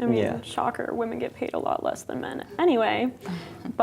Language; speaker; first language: English; native; English